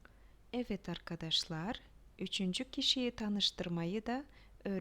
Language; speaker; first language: Turkish; non-native, fluent; Kyrgyz